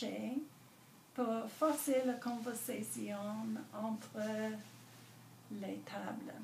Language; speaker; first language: French; non-native, learner; English